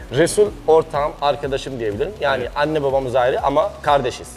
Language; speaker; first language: Turkish; native; Turkish